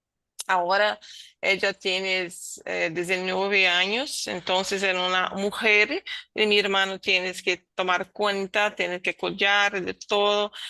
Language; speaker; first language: Spanish; non-native, learner; Portuguese